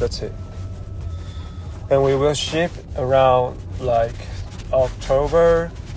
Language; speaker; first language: English; non-native, learner; Chinese